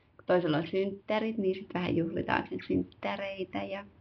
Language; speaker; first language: Finnish; early bilingual, other home language; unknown